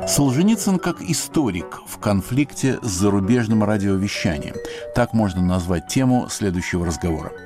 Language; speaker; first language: Russian; native; Russian